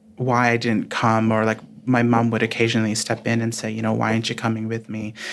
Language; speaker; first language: English; early bilingual, other home language; Filipino